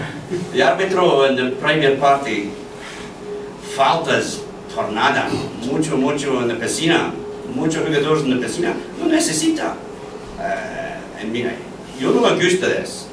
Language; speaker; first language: Spanish; non-native, learner; English